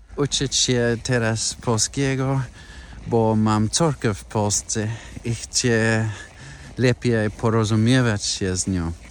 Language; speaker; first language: Polish; non-native, learner; English